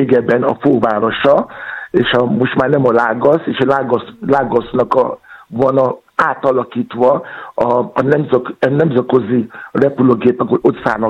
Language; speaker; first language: Hungarian; non-native, fluent; Yoruba